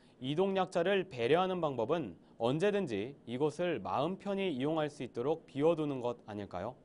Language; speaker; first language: Korean; native; Korean